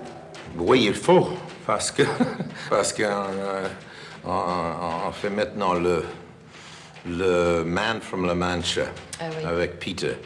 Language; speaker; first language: French; non-native, fluent; English